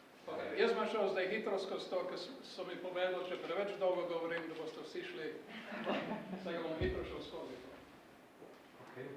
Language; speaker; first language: Slovenian; early bilingual, heritage; Slovenian